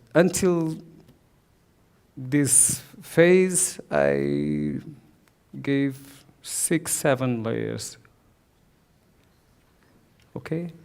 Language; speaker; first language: English; non-native, learner; Portuguese